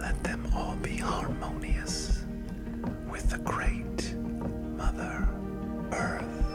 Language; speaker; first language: English; native; English